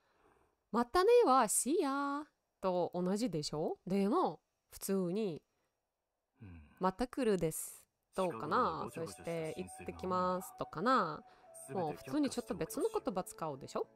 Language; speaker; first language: Japanese; non-native, learner; Russian